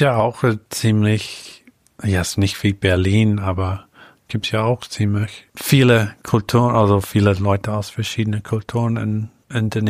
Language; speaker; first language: German; non-native, fluent; English